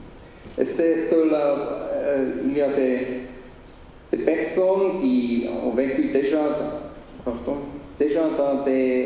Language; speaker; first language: French; non-native, local second language; Swiss German